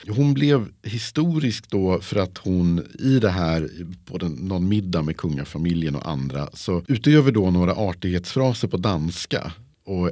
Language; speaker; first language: Swedish; native; Swedish